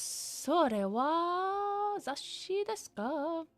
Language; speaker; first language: Japanese; non-native, learner; English